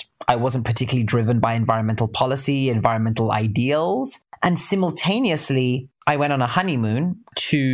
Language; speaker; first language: English; native; English